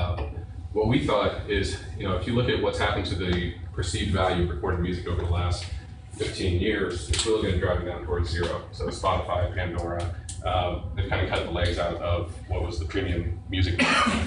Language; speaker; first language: English; native; English